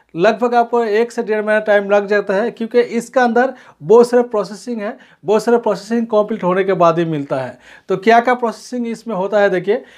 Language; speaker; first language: Hindi; non-native, local second language; Bangla